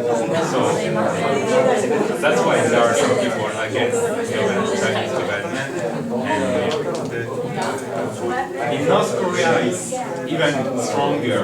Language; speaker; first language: English; non-native, fluent; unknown